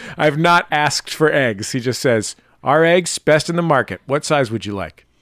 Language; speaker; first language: English; native; English